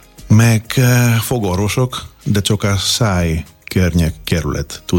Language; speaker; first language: Hungarian; non-native, learner; Greek